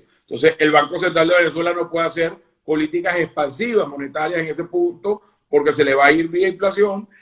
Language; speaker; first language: Spanish; native; Spanish